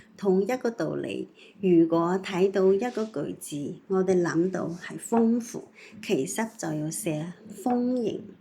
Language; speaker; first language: Cantonese; non-native, fluent; Chinese